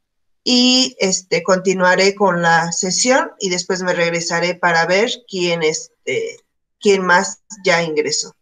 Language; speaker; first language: Spanish; native; Spanish